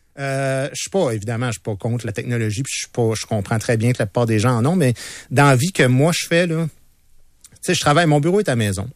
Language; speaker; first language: French; native; French